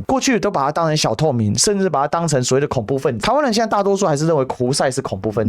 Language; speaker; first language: Chinese; native; Chinese